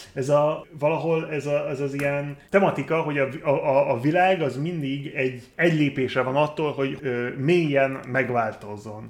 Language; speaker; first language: Hungarian; native; Hungarian